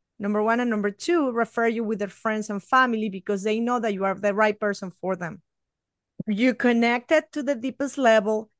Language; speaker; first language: English; non-native, fluent; Spanish